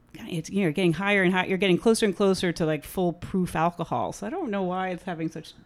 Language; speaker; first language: English; native; English